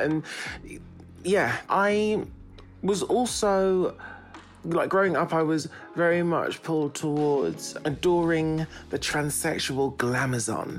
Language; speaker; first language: English; native; English